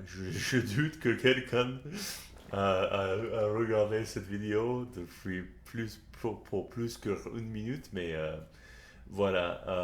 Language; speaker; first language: French; non-native, learner; English